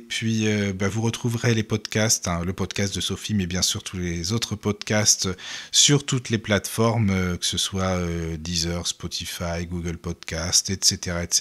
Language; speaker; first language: French; native; French